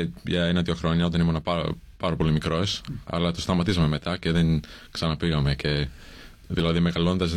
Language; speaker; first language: Greek; non-native, fluent; English